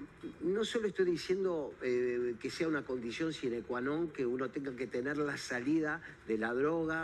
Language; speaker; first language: Spanish; native; Spanish